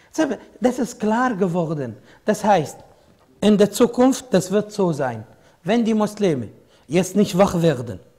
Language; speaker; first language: German; non-native, fluent; Arabic